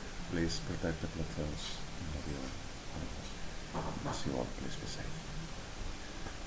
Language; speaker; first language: English; non-native, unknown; Spanish